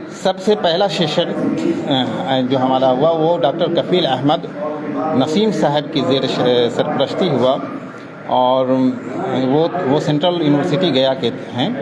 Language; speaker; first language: Urdu; native; Urdu